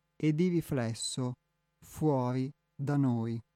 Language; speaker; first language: Italian; native; Italian